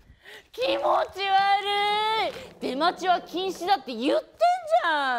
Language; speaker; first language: Japanese; native; Japanese